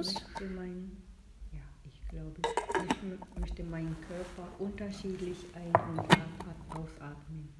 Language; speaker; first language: German; non-native, fluent; Japanese